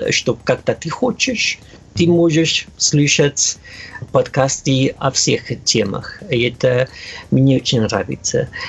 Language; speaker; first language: Russian; non-native, learner; Spanish